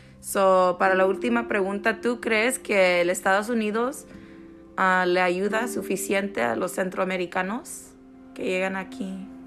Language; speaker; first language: Spanish; early bilingual, heritage; Spanish